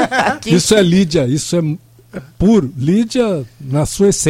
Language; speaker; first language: Spanish; non-native, learner; Portuguese